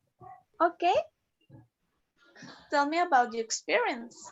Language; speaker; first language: English; non-native, learner; Spanish